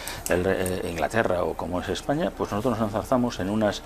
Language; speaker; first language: Spanish; native; Spanish